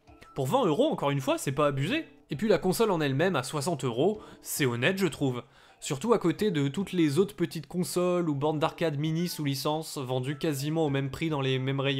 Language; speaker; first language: French; native; French